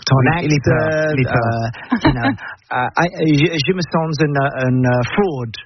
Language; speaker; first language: French; non-native, learner; English